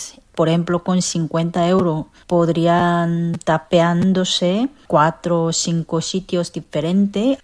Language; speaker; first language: Spanish; non-native, fluent; Korean